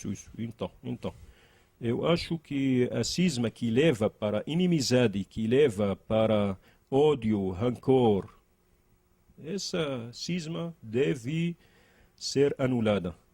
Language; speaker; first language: Portuguese; non-native, learner; Arabic